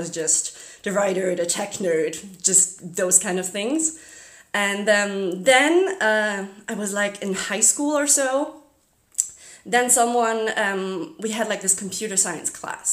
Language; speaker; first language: English; non-native, fluent; German